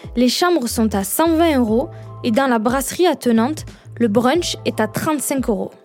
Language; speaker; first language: French; native; French